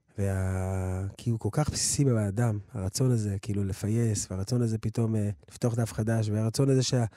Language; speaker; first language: Hebrew; early bilingual, other home language; English